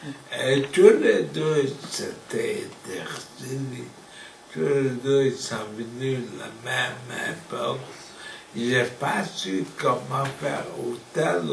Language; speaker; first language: French; non-native, fluent; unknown